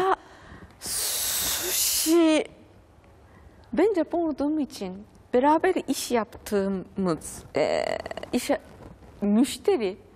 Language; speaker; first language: Turkish; non-native, fluent; Japanese